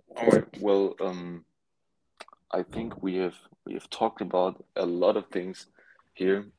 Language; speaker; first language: English; non-native, fluent; German